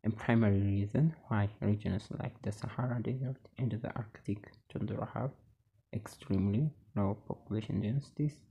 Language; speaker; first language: English; non-native, local second language; Amharic